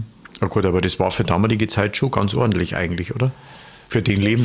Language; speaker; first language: German; native; German